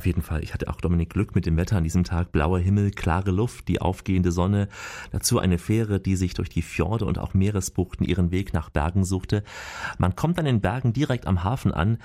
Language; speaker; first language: German; native; German